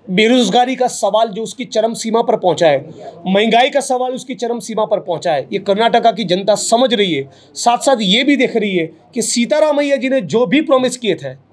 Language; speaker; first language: Hindi; non-native, local second language; Gujarati